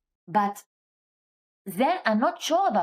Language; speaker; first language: English; non-native, learner; Hebrew